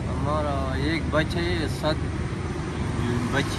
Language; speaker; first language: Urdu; non-native, local second language; Pashto